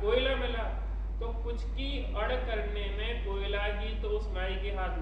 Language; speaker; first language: Hindi; native; Hindi